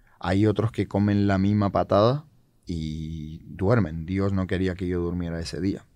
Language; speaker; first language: Spanish; non-native, fluent; Georgian